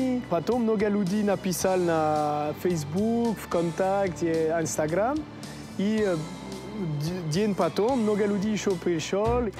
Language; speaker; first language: Russian; non-native, learner; French